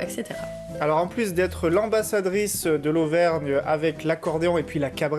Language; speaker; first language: French; native; French